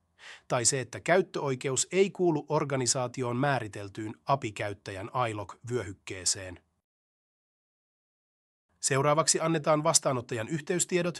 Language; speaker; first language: Finnish; native; Finnish